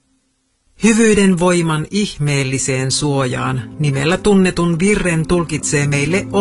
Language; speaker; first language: Finnish; native; Finnish